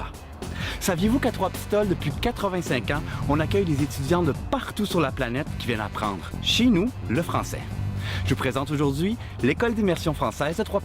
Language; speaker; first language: French; native; French